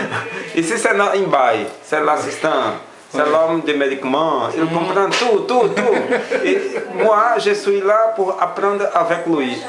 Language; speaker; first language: French; non-native, learner; Portuguese